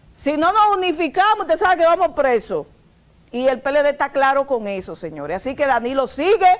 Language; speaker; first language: Spanish; native; Spanish